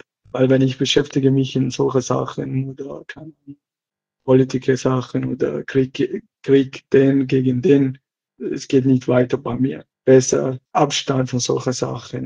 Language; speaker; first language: German; non-native, learner; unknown